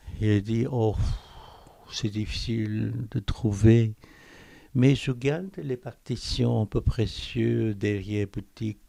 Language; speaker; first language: French; non-native, fluent; Korean